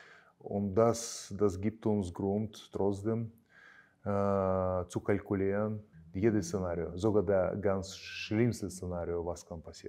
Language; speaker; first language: German; non-native, fluent; Russian